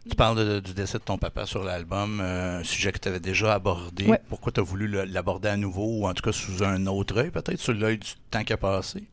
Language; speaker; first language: French; native; French